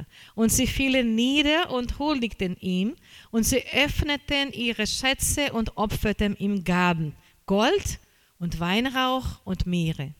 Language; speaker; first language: German; non-native, fluent; Portuguese